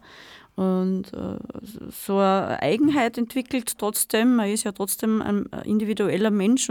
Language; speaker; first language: German; native; German